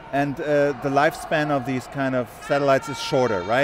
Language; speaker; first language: English; non-native, fluent; German